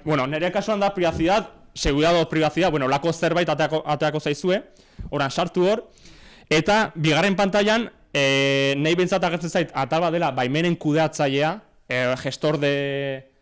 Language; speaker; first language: Basque; native; Basque